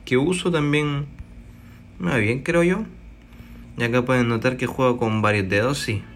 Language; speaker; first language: Spanish; native; Spanish